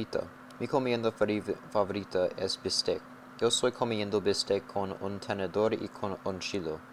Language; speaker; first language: Spanish; non-native, learner; English